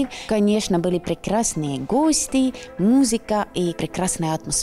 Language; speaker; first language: Russian; non-native, local second language; Estonian